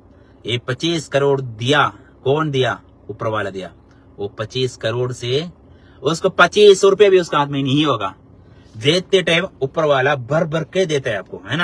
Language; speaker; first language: Hindi; non-native, local second language; Malayalam